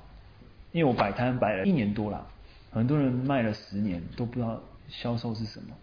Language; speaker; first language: Chinese; native; Chinese